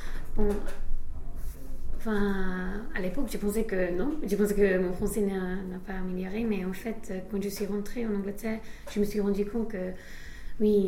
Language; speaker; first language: French; non-native, fluent; English